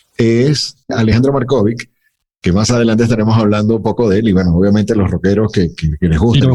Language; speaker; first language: Spanish; native; Spanish